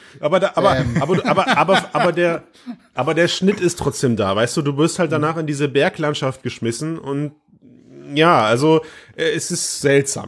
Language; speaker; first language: German; native; German